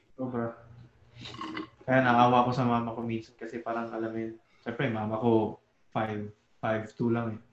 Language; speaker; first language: Filipino; native; Filipino